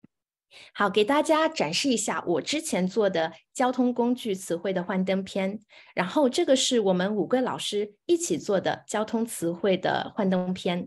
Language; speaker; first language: Chinese; native; Chinese